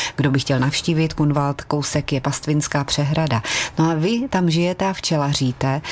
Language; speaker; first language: Czech; native; Czech